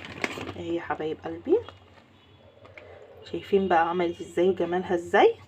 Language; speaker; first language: Arabic; native; Arabic